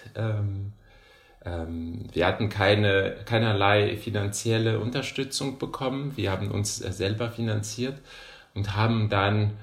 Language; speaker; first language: German; non-native, fluent; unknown